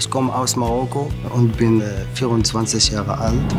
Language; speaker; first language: German; non-native, learner; Arabic